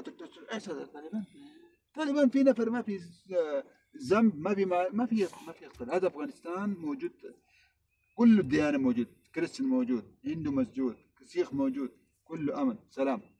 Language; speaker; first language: Arabic; non-native, learner; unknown